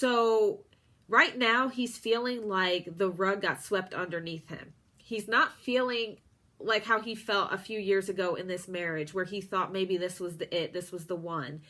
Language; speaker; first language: English; native; English